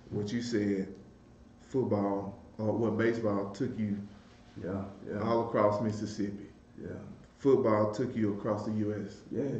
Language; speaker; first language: English; native; English